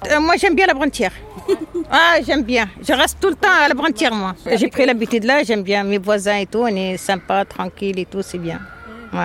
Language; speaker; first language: French; native; French